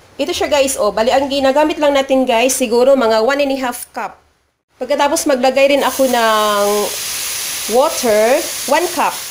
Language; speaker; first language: Filipino; non-native, local second language; Cebuano